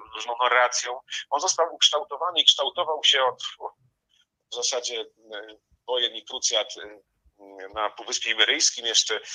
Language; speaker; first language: Polish; native; Polish